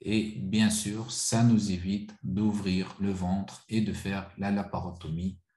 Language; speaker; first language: French; non-native, local second language; Arabic